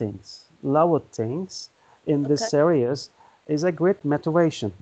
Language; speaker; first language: English; non-native, learner; Turkish